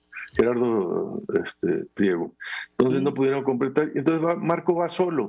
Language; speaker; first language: Spanish; native; Spanish